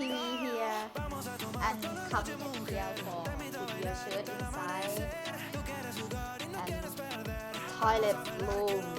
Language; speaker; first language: English; non-native, learner; Thai